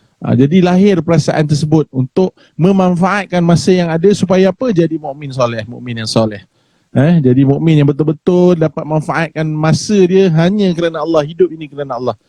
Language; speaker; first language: Malay; native; Malay